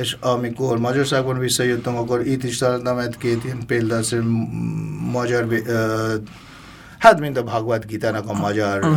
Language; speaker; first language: Hungarian; non-native, fluent; Bangla